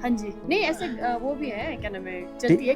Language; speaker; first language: Hindi; non-native, local second language; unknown